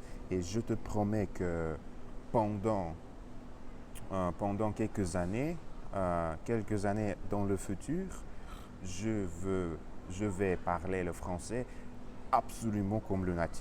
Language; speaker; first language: French; non-native, learner; Russian